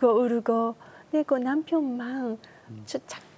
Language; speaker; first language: Korean; non-native, learner; Japanese